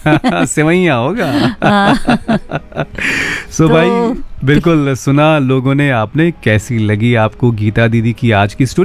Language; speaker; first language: Hindi; native; Hindi